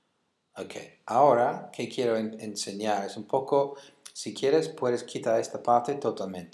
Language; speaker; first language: Spanish; non-native, fluent; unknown